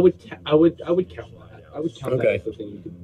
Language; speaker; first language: English; native; English